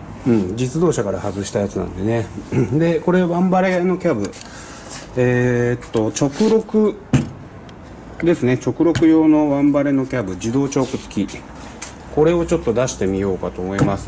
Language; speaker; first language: Japanese; native; Japanese